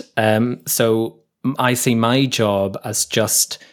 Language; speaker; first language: English; native; English